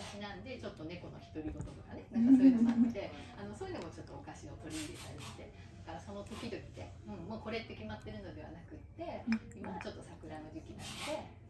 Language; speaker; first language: Japanese; native; Japanese